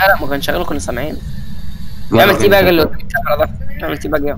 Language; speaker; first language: Arabic; native; Arabic